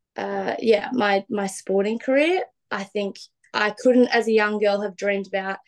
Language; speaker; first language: English; native; English